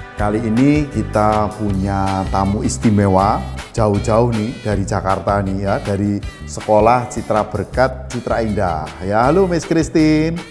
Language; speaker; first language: Indonesian; native; Indonesian